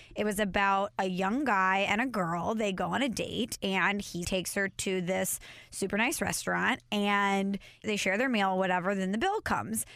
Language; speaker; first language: English; native; English